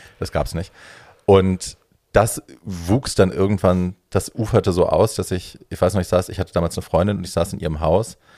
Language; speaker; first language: German; native; German